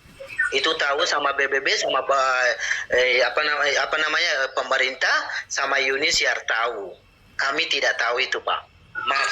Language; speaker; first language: Indonesian; non-native, learner; Rohingya